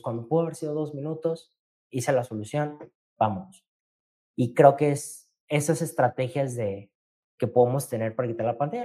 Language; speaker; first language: Spanish; native; Spanish